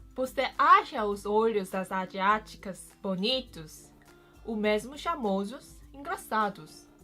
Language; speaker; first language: Portuguese; non-native, fluent; Korean